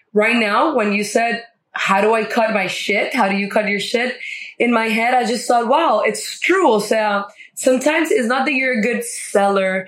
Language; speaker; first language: English; non-native, fluent; Spanish